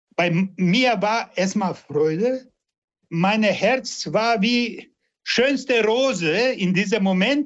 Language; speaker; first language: German; non-native, learner; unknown